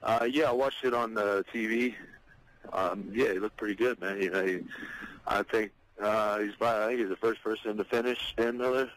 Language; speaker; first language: English; native; English